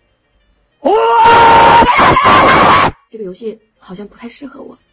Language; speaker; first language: Chinese; native; Chinese